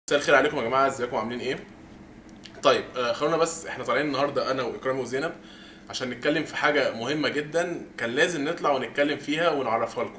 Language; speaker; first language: Arabic; native; Arabic